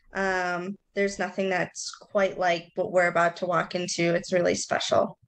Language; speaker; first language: English; native; English